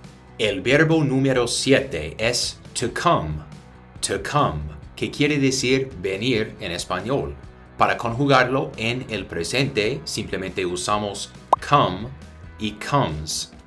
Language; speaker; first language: Spanish; non-native, fluent; English